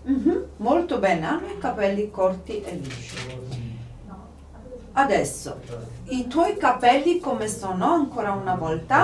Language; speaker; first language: Italian; non-native, fluent; Polish